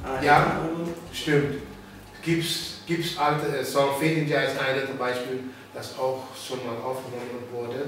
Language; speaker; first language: German; non-native, fluent; Papiamento